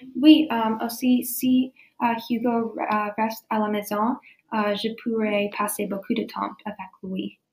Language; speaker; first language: French; non-native, learner; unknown